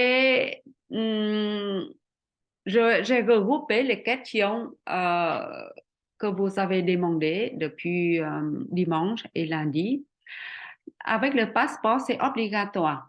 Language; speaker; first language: French; non-native, fluent; Vietnamese